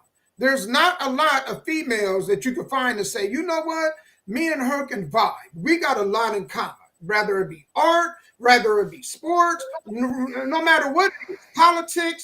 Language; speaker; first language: English; native; English